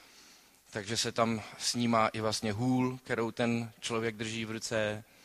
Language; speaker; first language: Czech; native; Czech